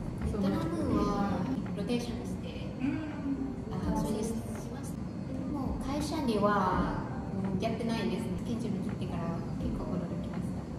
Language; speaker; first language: Japanese; non-native, fluent; Vietnamese